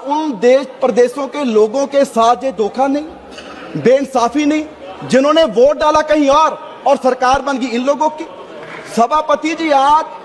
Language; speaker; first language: Hindi; non-native, local second language; Punjabi